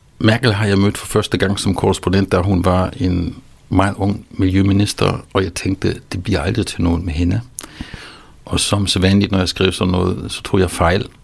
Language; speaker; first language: Danish; non-native, fluent; German